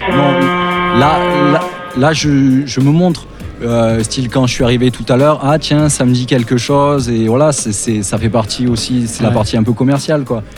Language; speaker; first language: French; native; French